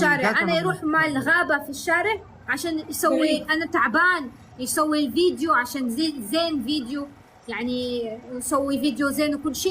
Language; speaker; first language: Arabic; non-native, learner; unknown